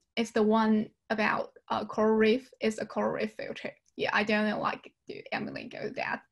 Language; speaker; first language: English; non-native, fluent; Chinese